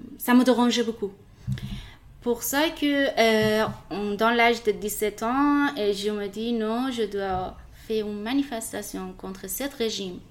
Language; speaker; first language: French; non-native, learner; Persian